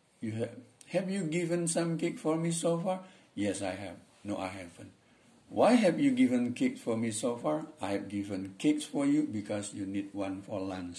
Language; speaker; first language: English; non-native, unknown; Indonesian